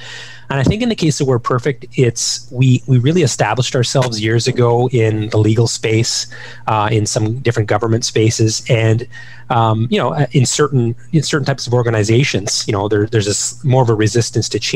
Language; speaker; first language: English; native; English